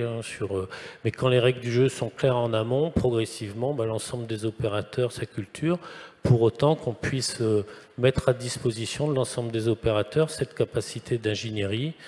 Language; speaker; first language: French; native; French